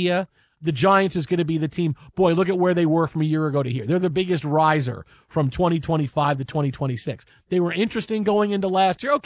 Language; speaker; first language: English; native; English